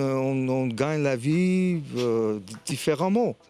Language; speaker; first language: French; non-native, fluent; Armenian